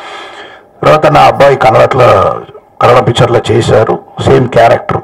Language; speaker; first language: Telugu; non-native, local second language; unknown